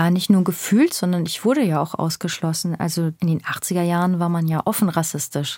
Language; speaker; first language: German; early bilingual, other home language; Persian